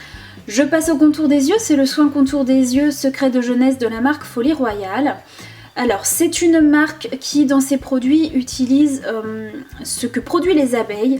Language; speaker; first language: French; native; French